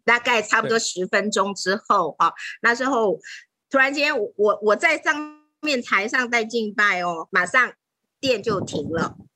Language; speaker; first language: Chinese; native; Chinese